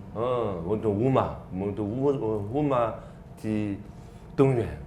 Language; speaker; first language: Indonesian; non-native, learner; Chinese